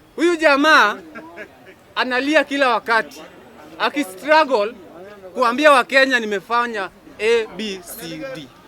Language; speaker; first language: Swahili; non-native, local second language; Luo (Kenya and Tanzania)